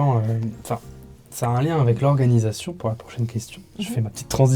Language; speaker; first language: French; native; French